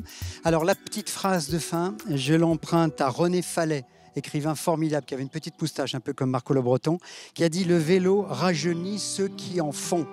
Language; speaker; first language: French; native; French